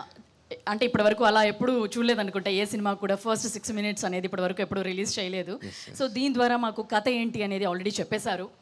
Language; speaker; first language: Telugu; native; Telugu